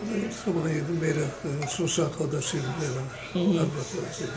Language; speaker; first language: Hebrew; non-native, fluent; Romanian